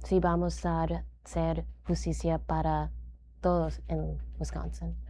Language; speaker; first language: Spanish; non-native, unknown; English